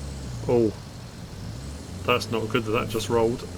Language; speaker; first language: English; native; English